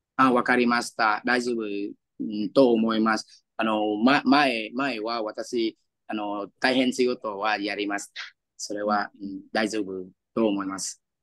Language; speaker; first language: Japanese; non-native, learner; Vietnamese